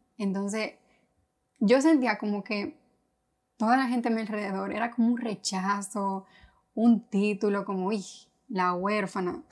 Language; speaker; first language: Spanish; native; Spanish